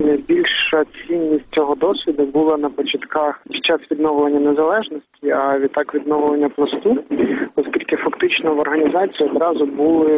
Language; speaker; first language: Ukrainian; native; Ukrainian